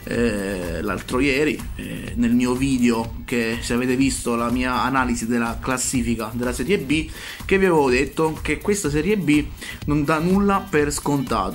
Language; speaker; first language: Italian; native; Italian